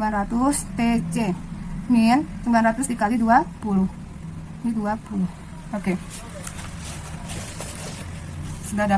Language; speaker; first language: Indonesian; native; Indonesian